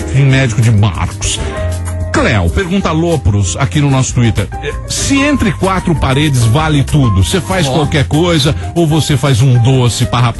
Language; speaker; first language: Portuguese; native; Portuguese